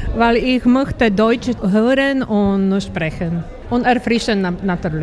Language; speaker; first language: German; non-native, learner; Slovak